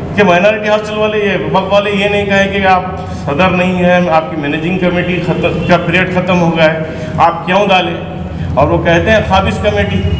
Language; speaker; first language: Hindi; non-native, local second language; Urdu